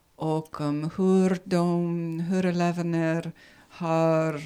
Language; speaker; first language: Swedish; non-native, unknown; English